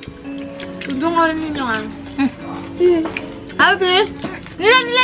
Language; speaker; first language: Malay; non-native, local second language; Javanese